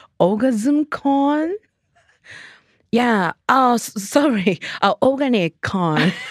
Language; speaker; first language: English; non-native, learner; Japanese